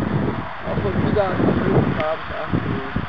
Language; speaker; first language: German; native; German